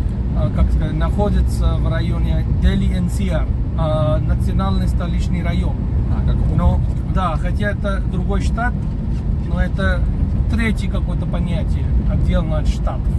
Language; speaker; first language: Russian; non-native, fluent; Hindi